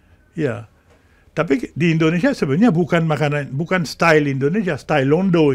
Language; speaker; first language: Indonesian; non-native, fluent; French